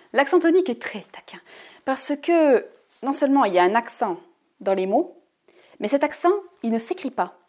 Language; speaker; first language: French; native; French